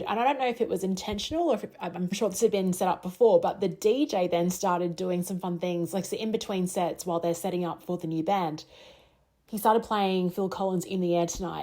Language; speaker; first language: English; native; English